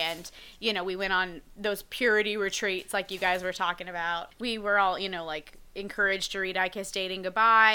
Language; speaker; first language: English; native; English